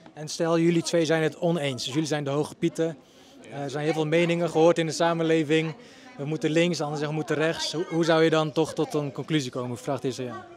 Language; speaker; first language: Dutch; early bilingual, other home language; Bosnian